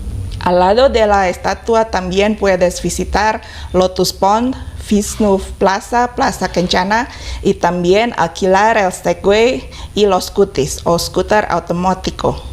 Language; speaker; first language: Spanish; non-native, fluent; Indonesian